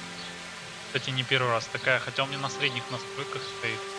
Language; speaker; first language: Russian; native; Russian